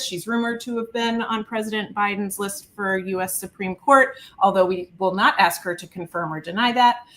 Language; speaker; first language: English; native; English